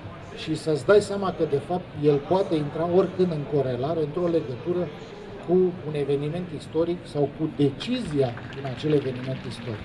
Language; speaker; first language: Romanian; native; Romanian